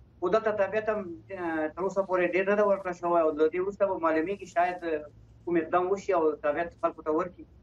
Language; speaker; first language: Pashto; non-native, local second language; Punjabi